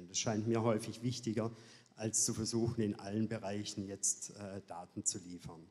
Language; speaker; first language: German; native; German